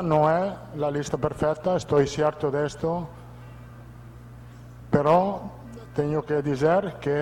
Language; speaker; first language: Portuguese; non-native, learner; Italian